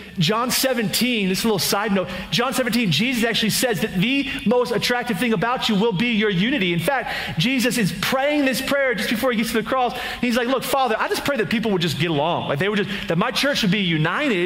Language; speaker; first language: English; native; English